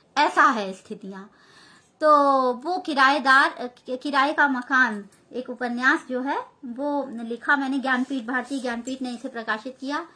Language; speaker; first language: Hindi; native; Hindi